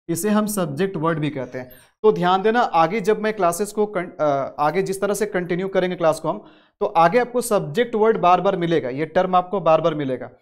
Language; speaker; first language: Hindi; native; Hindi